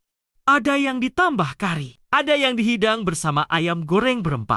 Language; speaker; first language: Malay; native; Malay